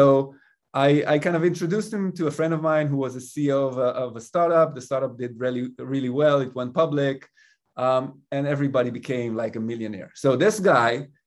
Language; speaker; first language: English; non-native, fluent; Hebrew